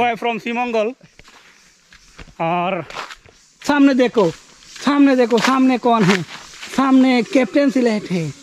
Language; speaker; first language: Hindi; non-native, learner; Bangla